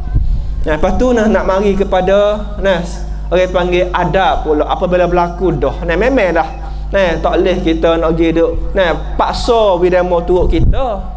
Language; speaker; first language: Malay; native; Malay